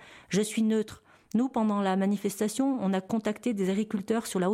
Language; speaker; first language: French; native; French